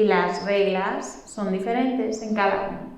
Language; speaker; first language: Spanish; native; Spanish